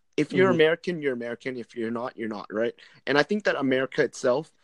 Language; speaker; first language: English; non-native, fluent; Vietnamese